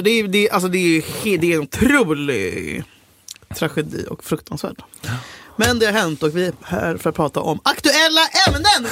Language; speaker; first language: Swedish; native; Swedish